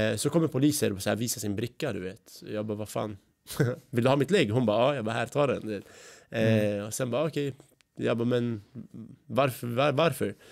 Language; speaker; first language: Swedish; early bilingual, other home language; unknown